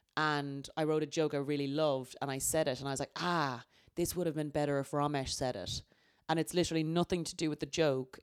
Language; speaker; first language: English; native; English